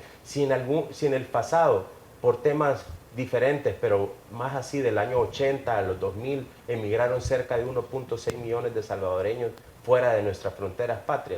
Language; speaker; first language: Spanish; native; Spanish